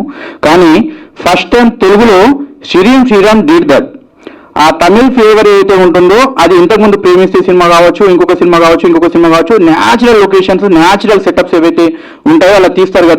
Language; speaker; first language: Telugu; native; Telugu